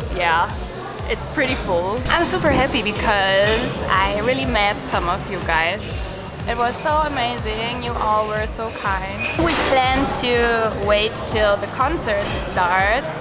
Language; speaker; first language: English; non-native, fluent; German